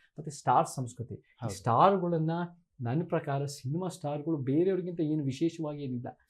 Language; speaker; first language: Kannada; early bilingual, heritage; Kannada